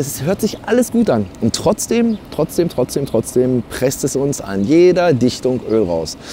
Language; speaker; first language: German; native; German